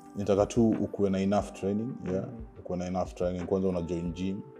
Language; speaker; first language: Swahili; native; Swahili